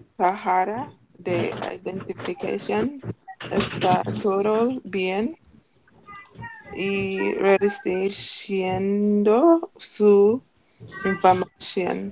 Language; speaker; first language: Spanish; non-native, learner; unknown